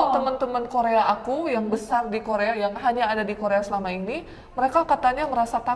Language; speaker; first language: Indonesian; early bilingual, other home language; Korean